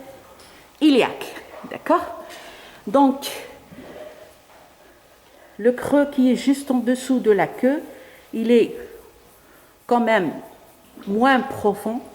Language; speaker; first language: French; non-native, local second language; Arabic